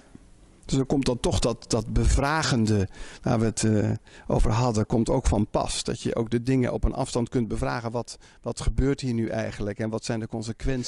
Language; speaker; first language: Dutch; native; Dutch